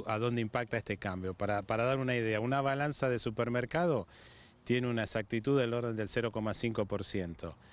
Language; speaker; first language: Spanish; native; Spanish